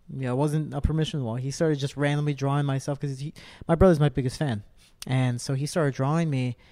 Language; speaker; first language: English; native; English